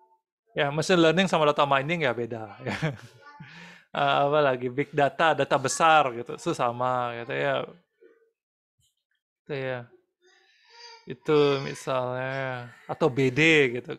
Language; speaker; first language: Indonesian; native; Indonesian